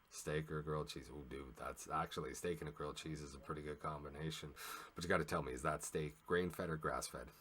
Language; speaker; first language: English; native; English